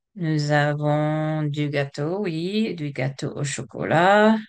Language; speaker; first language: French; non-native, fluent; English